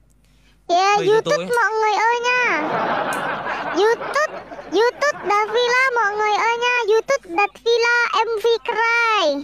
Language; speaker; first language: Vietnamese; non-native, learner; Indonesian